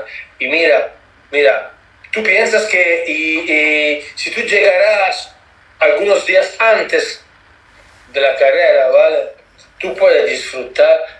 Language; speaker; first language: Spanish; non-native, learner; Italian